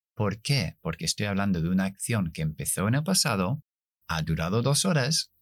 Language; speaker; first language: Spanish; non-native, fluent; English